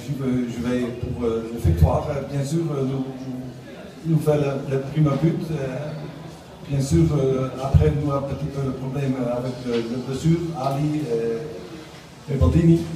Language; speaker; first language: French; non-native, learner; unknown